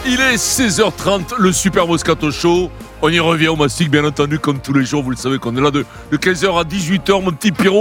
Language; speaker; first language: French; native; French